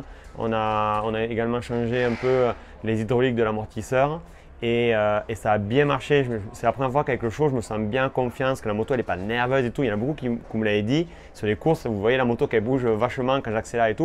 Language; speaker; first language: French; native; French